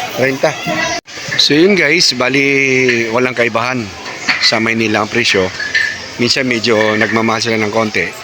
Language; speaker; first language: Filipino; non-native, local second language; Cebuano